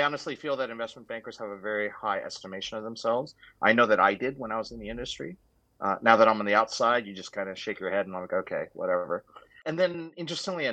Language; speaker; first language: English; native; English